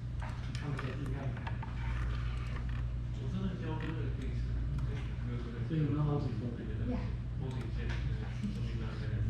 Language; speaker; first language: Chinese; non-native, learner; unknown